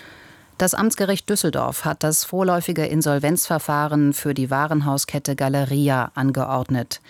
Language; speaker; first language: German; native; German